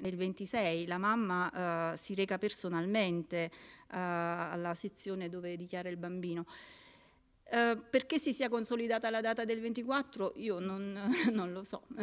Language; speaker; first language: Italian; native; Italian